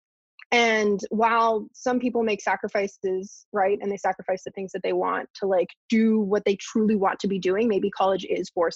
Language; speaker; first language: English; native; English